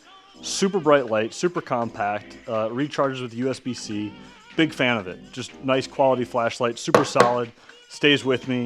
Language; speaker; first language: English; native; English